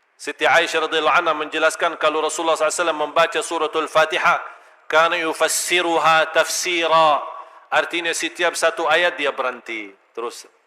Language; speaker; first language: Malay; non-native, fluent; Arabic